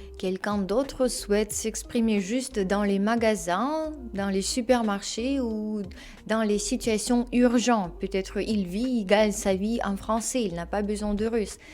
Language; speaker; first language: French; non-native, fluent; Russian